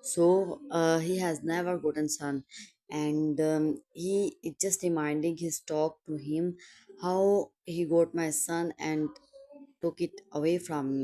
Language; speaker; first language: English; non-native, local second language; Urdu